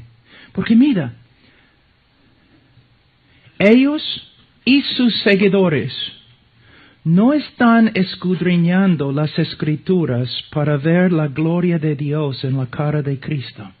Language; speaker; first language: Spanish; non-native, fluent; English